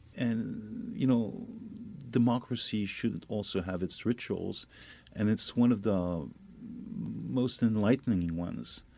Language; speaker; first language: English; non-native, fluent; French